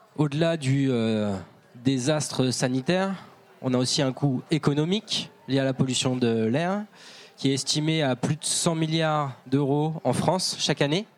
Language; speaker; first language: French; native; French